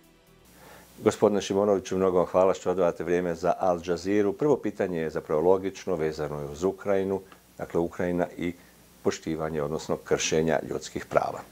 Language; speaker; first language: Serbian; native; Serbian